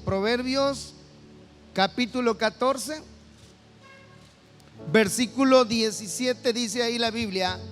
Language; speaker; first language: Spanish; native; Spanish